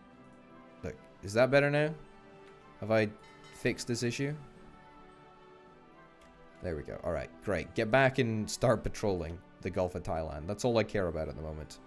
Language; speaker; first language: English; native; English